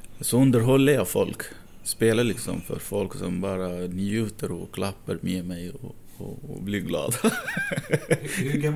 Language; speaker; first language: Swedish; non-native, fluent; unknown